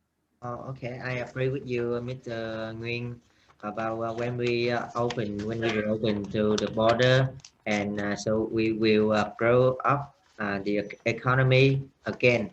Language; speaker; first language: English; non-native, learner; Vietnamese